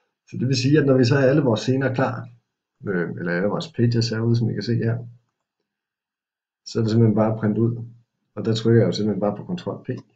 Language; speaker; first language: Danish; native; Danish